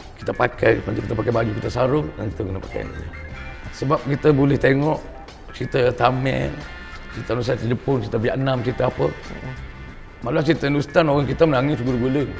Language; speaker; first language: Malay; native; Malay